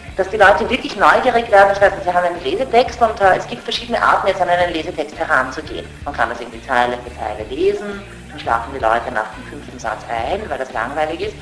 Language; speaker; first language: German; native; German